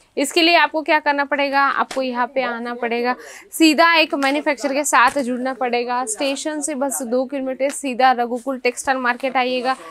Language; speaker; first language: Hindi; native; Hindi